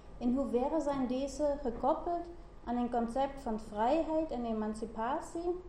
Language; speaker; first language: Dutch; non-native, learner; German